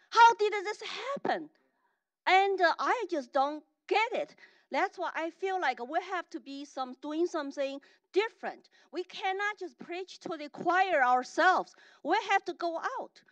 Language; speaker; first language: English; non-native, fluent; Chinese